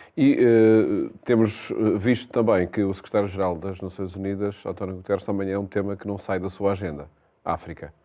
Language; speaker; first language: Portuguese; native; Portuguese